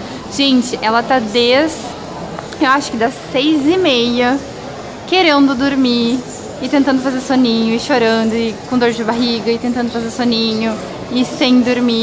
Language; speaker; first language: Portuguese; native; Portuguese